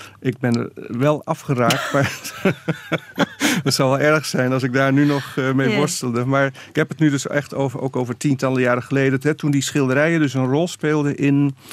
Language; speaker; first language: Dutch; native; Dutch